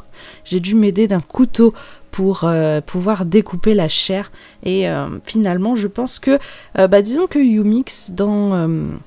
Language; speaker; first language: French; native; French